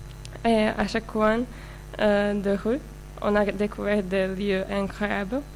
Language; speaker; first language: French; non-native, fluent; Slovak